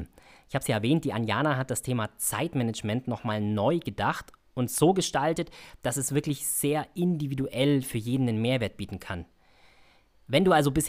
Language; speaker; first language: German; native; German